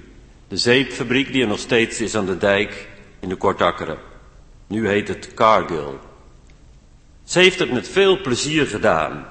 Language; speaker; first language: Dutch; native; Dutch